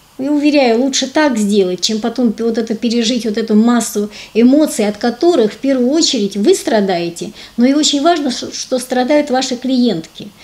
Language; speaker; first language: Russian; native; Russian